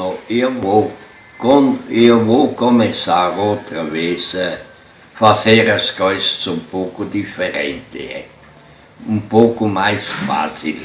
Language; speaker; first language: Portuguese; non-native, fluent; German